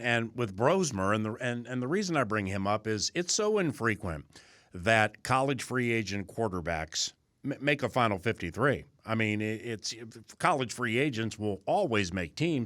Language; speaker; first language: English; native; English